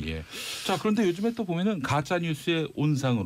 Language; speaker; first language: Korean; native; Korean